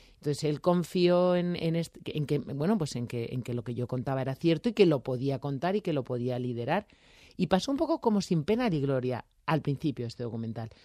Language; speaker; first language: Spanish; native; Spanish